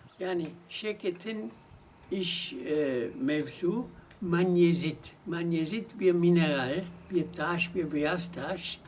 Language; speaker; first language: Turkish; non-native, fluent; German